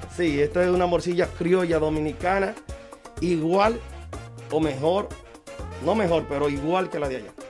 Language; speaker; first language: Spanish; native; Spanish